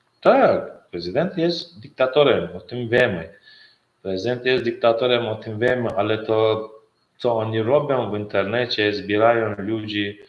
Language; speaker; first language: Polish; non-native, learner; Turkmen